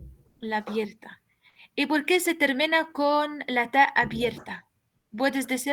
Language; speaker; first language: Spanish; non-native, fluent; Arabic